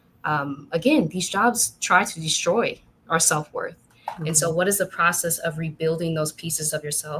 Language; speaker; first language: English; native; English